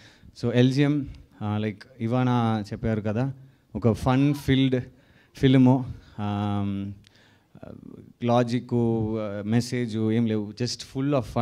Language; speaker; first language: Telugu; non-native, learner; Tamil